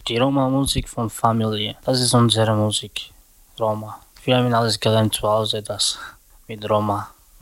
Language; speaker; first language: German; non-native, learner; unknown